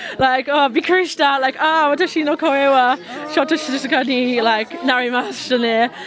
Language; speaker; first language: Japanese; non-native, learner; English